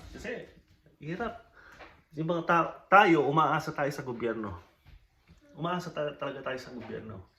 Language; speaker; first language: Filipino; native; Filipino